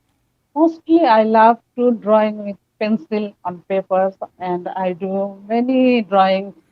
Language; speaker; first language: English; non-native, learner; Bangla